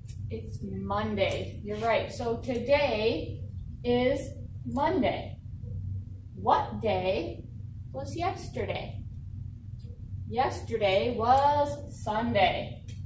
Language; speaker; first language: English; native; English